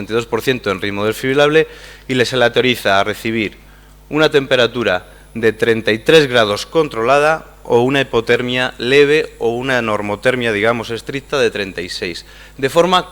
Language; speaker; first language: Spanish; native; Spanish